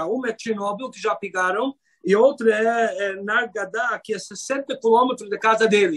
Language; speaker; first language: Portuguese; non-native, fluent; Hebrew